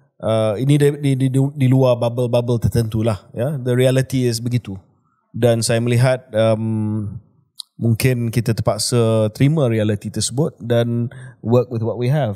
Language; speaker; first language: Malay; early bilingual, heritage; Malay